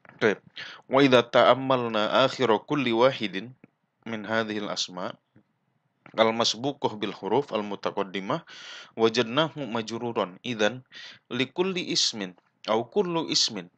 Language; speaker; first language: Arabic; non-native, fluent; Malay